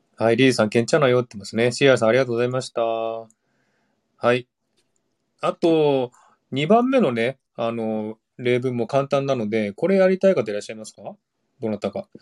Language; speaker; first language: Japanese; native; Japanese